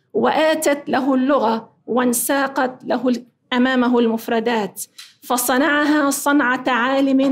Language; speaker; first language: Arabic; native; Arabic